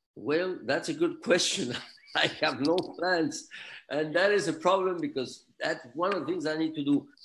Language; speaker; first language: English; non-native, fluent; Spanish